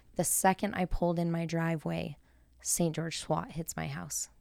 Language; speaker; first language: English; native; English